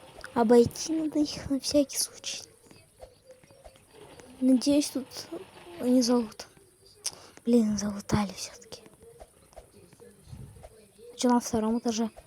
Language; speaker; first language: Russian; native; Russian